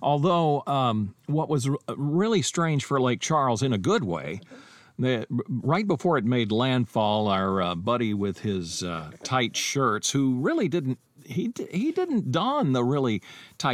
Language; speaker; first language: English; native; English